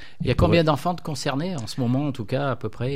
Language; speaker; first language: French; native; French